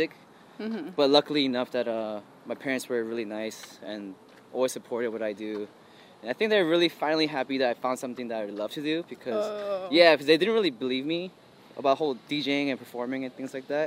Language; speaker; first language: English; early bilingual, other home language; Korean